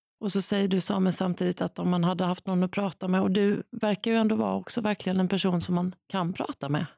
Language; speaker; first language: Swedish; native; Swedish